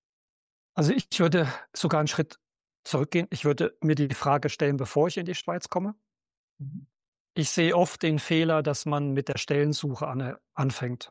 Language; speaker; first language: German; native; German